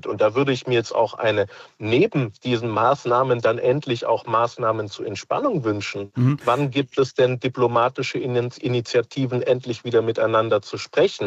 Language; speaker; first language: German; native; German